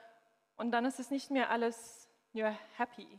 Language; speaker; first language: German; non-native, fluent; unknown